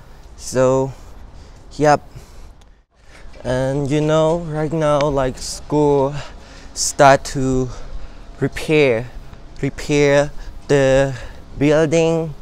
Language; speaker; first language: English; non-native, learner; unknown